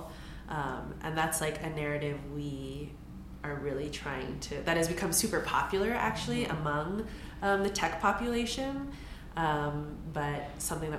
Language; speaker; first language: English; native; English